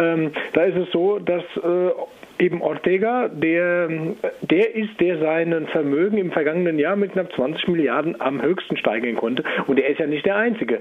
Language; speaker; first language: German; native; German